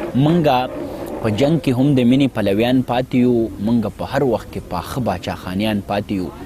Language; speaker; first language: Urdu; non-native, local second language; Pashto